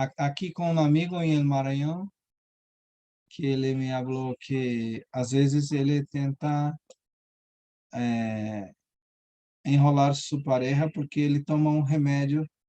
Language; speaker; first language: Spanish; non-native, learner; Portuguese